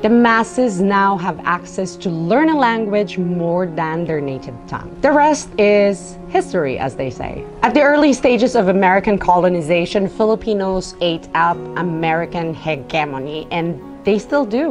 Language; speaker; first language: English; non-native, local second language; Filipino